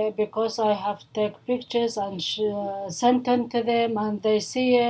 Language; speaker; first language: English; non-native, learner; Arabic